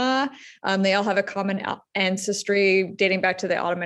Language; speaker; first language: English; native; English